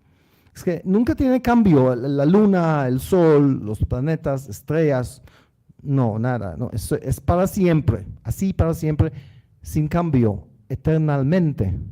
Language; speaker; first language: Spanish; non-native, learner; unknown